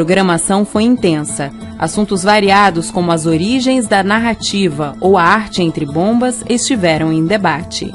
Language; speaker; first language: Portuguese; native; Portuguese